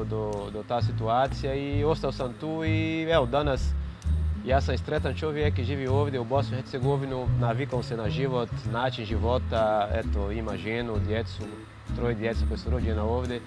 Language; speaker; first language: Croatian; non-native, fluent; Portuguese